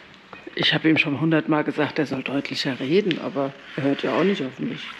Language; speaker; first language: German; native; German